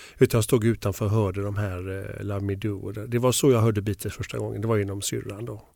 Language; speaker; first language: Swedish; native; Swedish